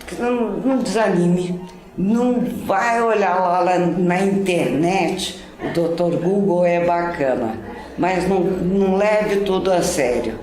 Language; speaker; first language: Portuguese; native; Portuguese